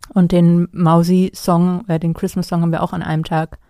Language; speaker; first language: German; native; German